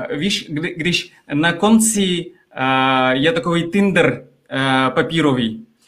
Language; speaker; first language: Czech; non-native, fluent; Russian